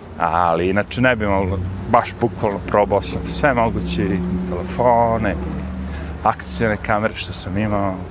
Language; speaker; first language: Bosnian; native; Bosnian